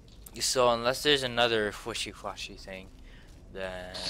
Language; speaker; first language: English; native; English